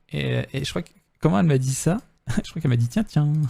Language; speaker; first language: French; native; French